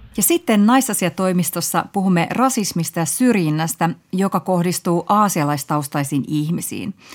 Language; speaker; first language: Finnish; native; Finnish